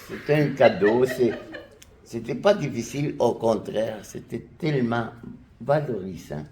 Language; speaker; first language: French; non-native, fluent; Spanish